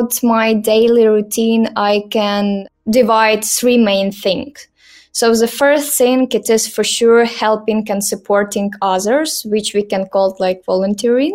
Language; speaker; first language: English; non-native, learner; Ukrainian